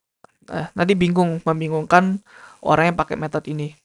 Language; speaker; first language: Indonesian; native; Indonesian